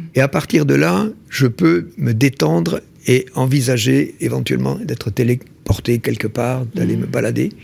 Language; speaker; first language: French; native; French